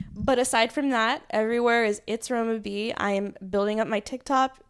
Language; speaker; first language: English; native; English